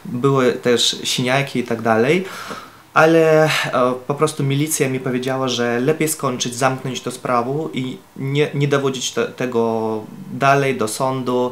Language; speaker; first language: Polish; non-native, fluent; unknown